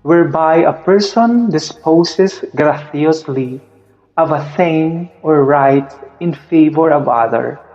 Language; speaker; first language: English; non-native, local second language; Filipino